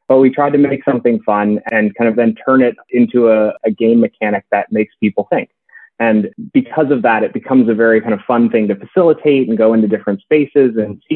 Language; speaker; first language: English; native; English